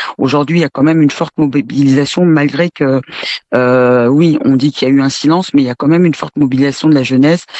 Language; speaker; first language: French; early bilingual, other home language; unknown